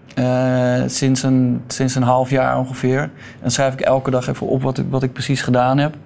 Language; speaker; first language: Dutch; native; Dutch